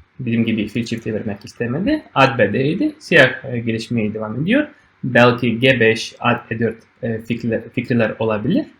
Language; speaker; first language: Turkish; non-native, fluent; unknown